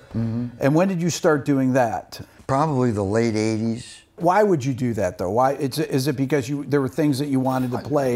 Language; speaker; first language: English; native; English